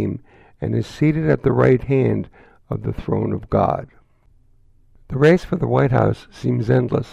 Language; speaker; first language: English; native; English